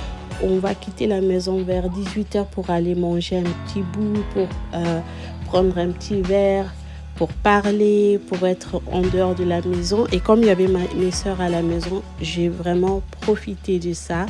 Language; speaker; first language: French; non-native, local second language; Lingala